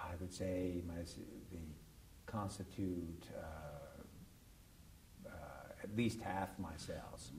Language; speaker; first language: English; native; English